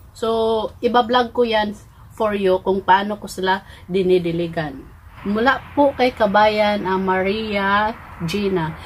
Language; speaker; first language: Filipino; non-native, local second language; Cebuano